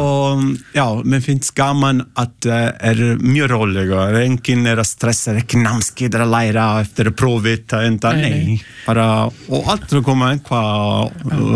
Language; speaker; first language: Icelandic; non-native, learner; Italian